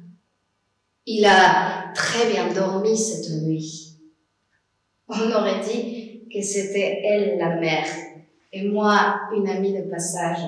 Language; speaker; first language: French; non-native, fluent; Spanish